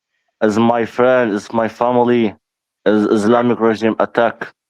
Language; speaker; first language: English; non-native, learner; Persian